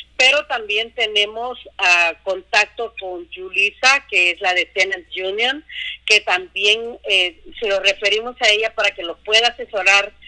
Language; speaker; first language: Spanish; native; Spanish